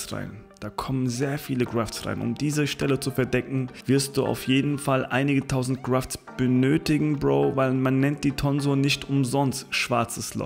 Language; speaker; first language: German; native; German